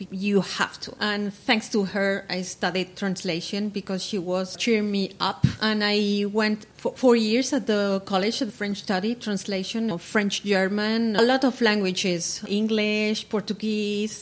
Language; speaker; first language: English; non-native, fluent; Spanish